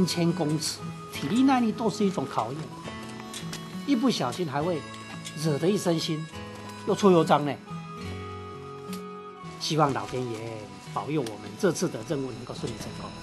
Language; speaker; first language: Chinese; native; Chinese